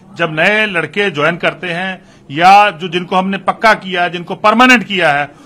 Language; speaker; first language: Hindi; non-native, local second language; Punjabi